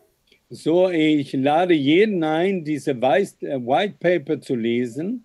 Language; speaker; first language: German; non-native, fluent; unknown